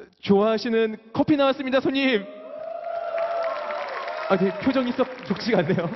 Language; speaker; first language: Korean; native; Korean